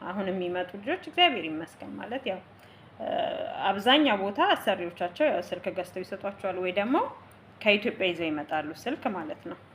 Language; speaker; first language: Amharic; native; Amharic